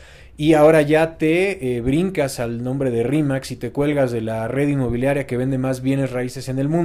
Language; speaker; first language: Spanish; native; Spanish